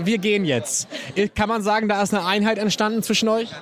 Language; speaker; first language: German; native; German